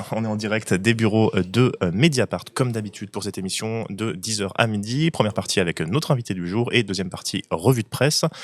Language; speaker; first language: French; native; French